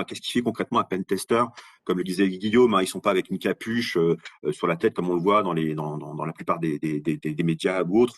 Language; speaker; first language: French; native; French